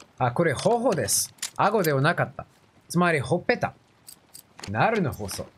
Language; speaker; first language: Japanese; non-native, fluent; English